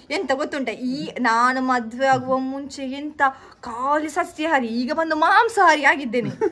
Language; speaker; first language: Kannada; non-native, local second language; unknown